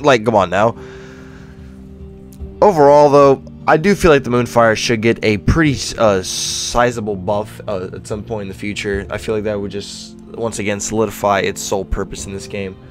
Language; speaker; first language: English; native; English